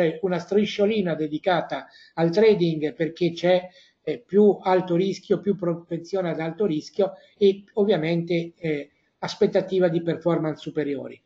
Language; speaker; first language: Italian; native; Italian